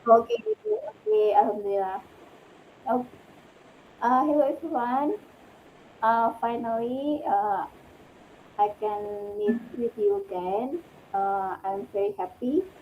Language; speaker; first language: English; non-native, learner; Indonesian